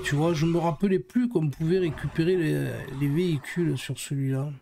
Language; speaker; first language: French; native; French